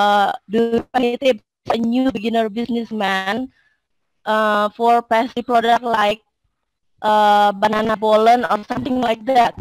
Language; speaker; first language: English; non-native, learner; Indonesian